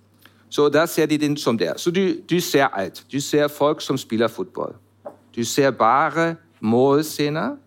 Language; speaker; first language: Norwegian; non-native, learner; German